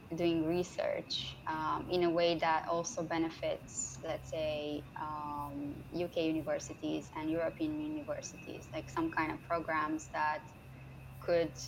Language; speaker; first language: English; non-native, fluent; Romanian